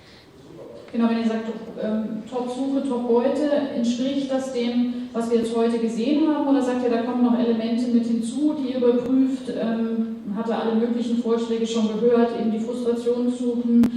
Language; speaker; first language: German; native; German